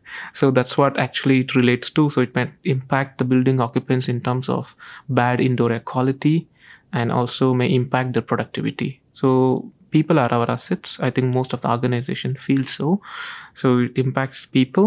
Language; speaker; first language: English; non-native, local second language; Tamil